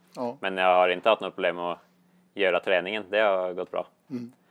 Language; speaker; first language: Swedish; non-native, fluent; Norwegian